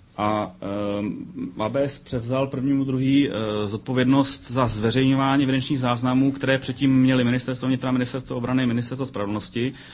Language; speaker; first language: Czech; native; Czech